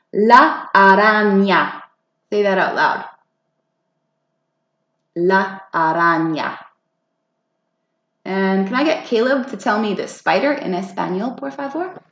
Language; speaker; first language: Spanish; non-native, fluent; English